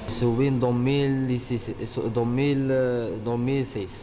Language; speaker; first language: Spanish; early bilingual, other home language; Arabic